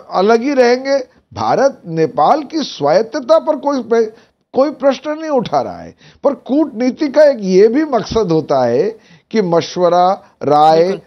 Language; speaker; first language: Hindi; native; Hindi